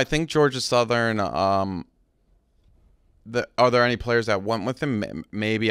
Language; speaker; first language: English; native; English